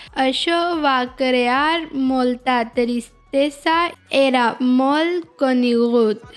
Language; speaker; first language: Catalan; non-native, learner; Punjabi